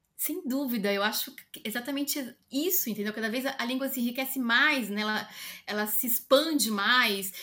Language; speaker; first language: Portuguese; native; Portuguese